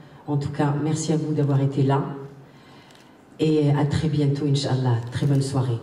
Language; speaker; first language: French; non-native, local second language; Arabic